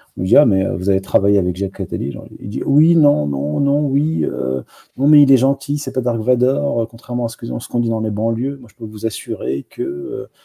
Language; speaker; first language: French; non-native, local second language; Arabic